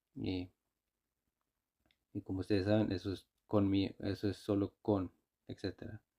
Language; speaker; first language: Spanish; non-native, fluent; Icelandic